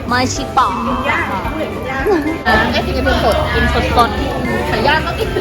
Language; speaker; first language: Thai; native; Thai